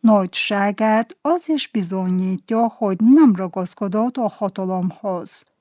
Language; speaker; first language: Hungarian; non-native, fluent; Turkish